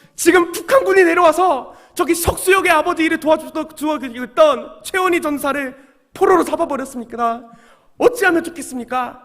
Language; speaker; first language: Korean; native; Korean